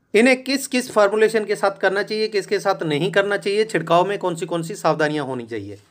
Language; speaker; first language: Hindi; native; Hindi